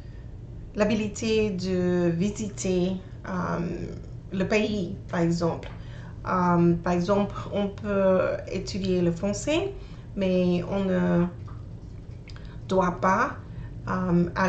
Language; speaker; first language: French; non-native, learner; English